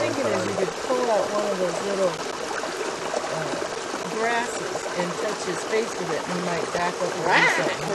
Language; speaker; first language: English; native; English